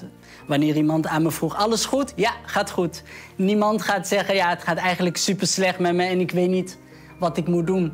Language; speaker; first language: Dutch; early bilingual, other home language; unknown